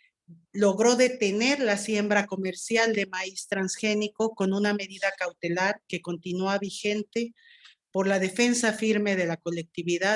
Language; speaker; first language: Spanish; native; Spanish